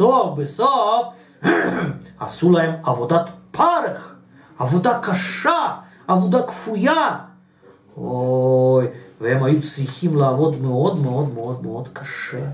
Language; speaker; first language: Hebrew; non-native, fluent; Russian